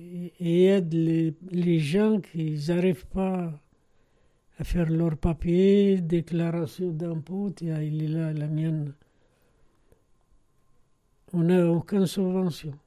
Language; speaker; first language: French; non-native, fluent; Arabic